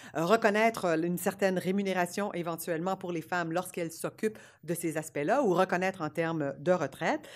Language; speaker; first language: French; native; French